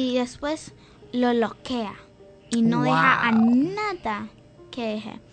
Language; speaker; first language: Spanish; early bilingual, heritage; English